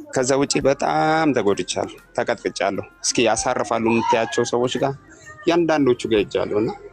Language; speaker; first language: Amharic; native; Amharic